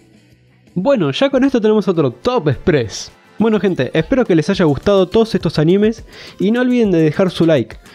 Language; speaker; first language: Spanish; native; Spanish